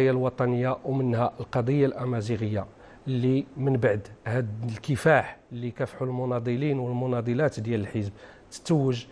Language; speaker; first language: Arabic; native; Arabic